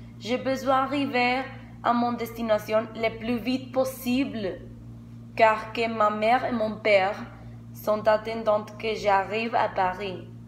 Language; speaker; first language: French; non-native, learner; Spanish